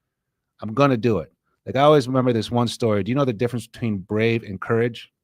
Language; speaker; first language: English; native; English